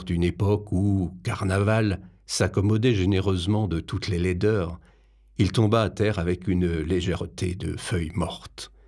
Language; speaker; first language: French; native; French